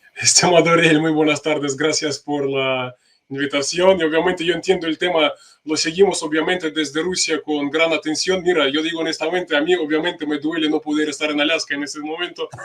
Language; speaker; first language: Spanish; non-native, fluent; Russian